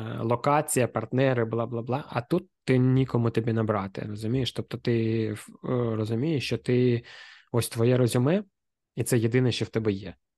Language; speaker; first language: Ukrainian; non-native, local second language; Russian